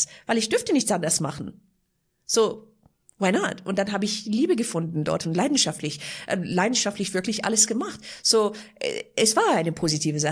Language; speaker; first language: German; non-native, fluent; Persian